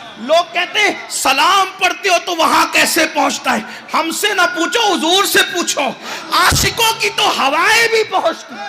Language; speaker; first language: Urdu; native; Urdu